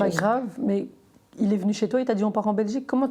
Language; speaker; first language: French; native; French